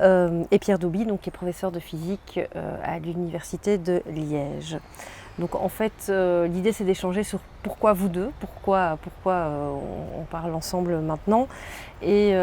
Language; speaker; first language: French; native; French